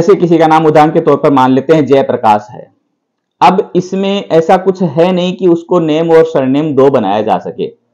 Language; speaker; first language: Hindi; native; Hindi